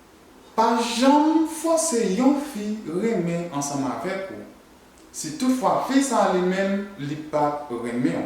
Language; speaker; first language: French; non-native, learner; Haitian Creole